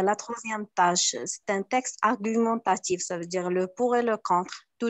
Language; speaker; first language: French; non-native, learner; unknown